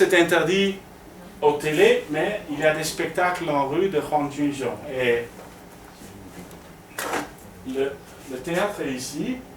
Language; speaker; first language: French; non-native, fluent; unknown